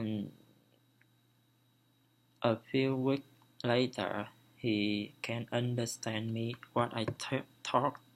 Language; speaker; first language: English; non-native, learner; Vietnamese